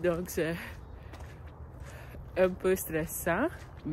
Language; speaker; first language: French; non-native, learner; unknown